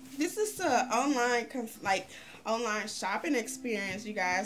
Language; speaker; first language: English; native; English